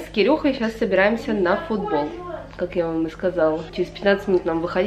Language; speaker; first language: Russian; native; Russian